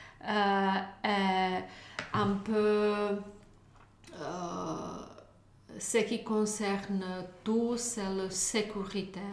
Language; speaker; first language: French; non-native, learner; Czech